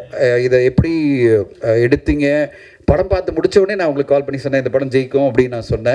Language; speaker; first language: Tamil; native; Tamil